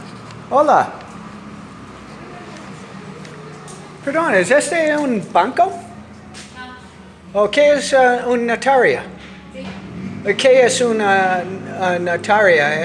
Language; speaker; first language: Spanish; non-native, learner; English